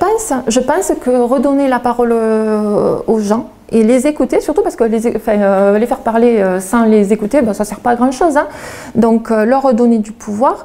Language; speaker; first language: French; native; French